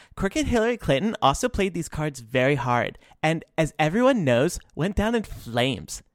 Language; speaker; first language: English; native; English